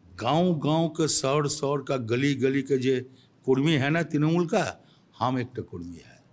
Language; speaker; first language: Hindi; non-native, local second language; Bangla